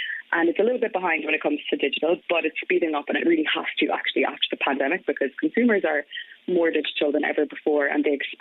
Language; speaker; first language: English; native; English